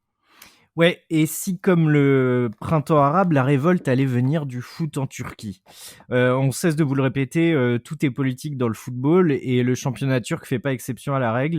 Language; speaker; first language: French; native; French